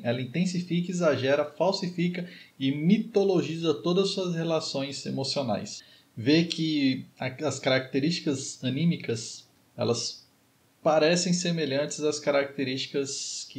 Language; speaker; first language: Portuguese; native; Portuguese